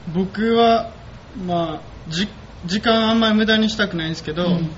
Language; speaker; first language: Japanese; native; Japanese